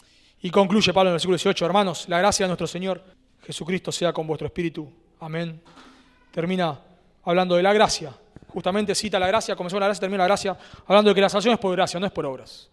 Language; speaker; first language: Spanish; native; Spanish